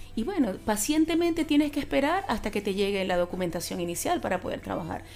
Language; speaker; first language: Spanish; native; Spanish